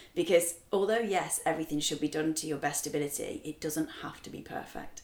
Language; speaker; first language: English; native; English